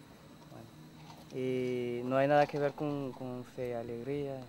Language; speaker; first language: Spanish; non-native, fluent; French